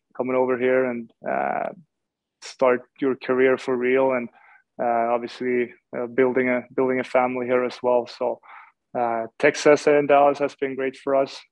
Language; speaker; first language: English; non-native, fluent; Swedish